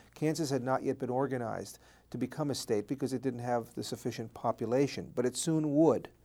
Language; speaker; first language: English; native; English